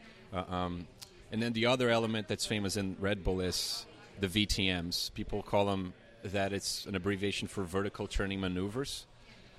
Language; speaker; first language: English; non-native, fluent; Portuguese